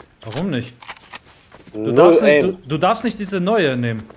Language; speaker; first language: German; native; German